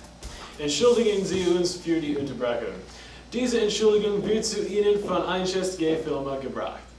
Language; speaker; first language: German; non-native, learner; English